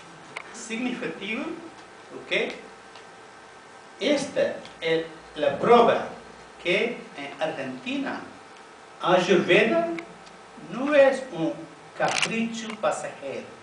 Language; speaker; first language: Spanish; non-native, fluent; Tamil